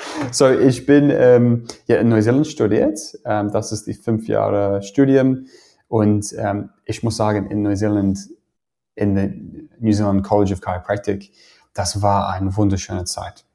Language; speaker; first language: German; non-native, fluent; English